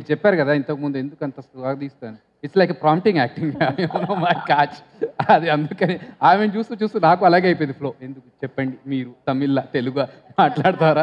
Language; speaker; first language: Telugu; native; Telugu